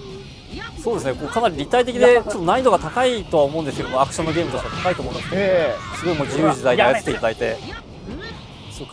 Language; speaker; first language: Japanese; native; Japanese